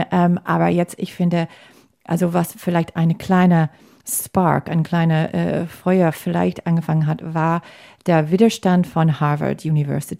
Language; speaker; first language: German; non-native, fluent; English